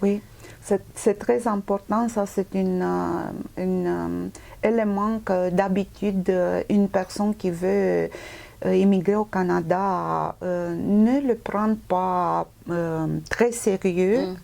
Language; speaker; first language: French; non-native, fluent; Romanian